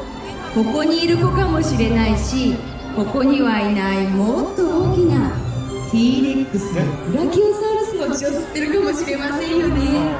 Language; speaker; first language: Japanese; native; Japanese